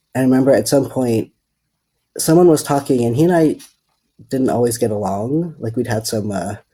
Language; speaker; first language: English; non-native, fluent; Dutch